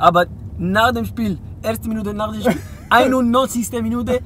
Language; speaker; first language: German; non-native, learner; Spanish